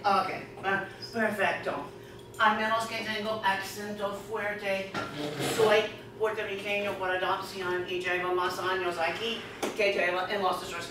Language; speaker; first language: Spanish; non-native, fluent; English